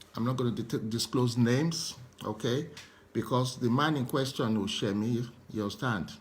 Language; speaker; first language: English; non-native, local second language; Yoruba